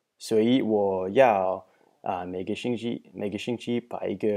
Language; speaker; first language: Chinese; non-native, learner; English